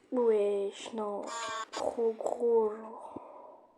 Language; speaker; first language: French; native; French